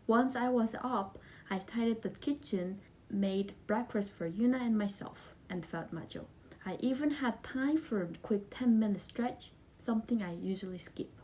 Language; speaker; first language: English; non-native, fluent; Korean